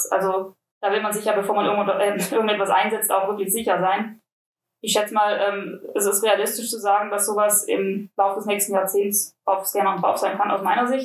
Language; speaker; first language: German; native; German